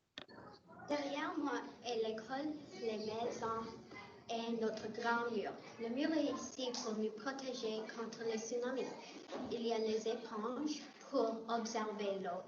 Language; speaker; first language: French; non-native, local second language; English